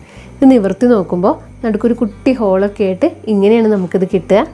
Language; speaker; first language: Malayalam; native; Malayalam